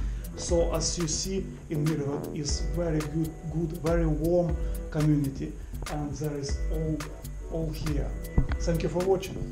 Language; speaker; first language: English; non-native, learner; Ukrainian